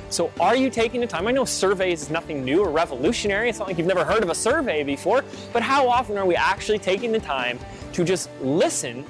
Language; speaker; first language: English; native; English